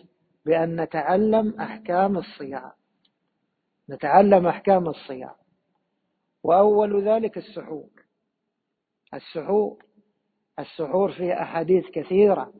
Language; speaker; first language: Arabic; native; Arabic